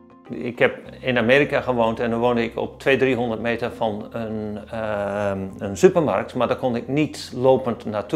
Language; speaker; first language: Dutch; native; Dutch